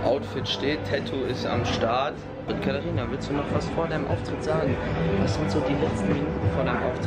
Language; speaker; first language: German; native; German